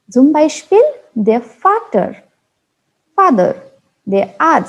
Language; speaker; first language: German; non-native, fluent; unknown